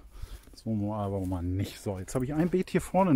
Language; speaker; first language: German; native; German